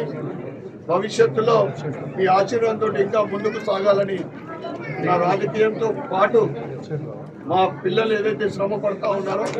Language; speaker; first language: Telugu; native; Telugu